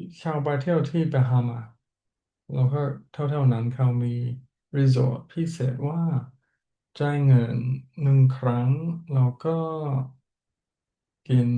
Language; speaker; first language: Thai; non-native, learner; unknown